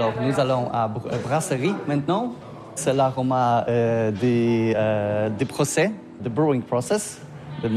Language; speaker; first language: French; non-native, learner; Polish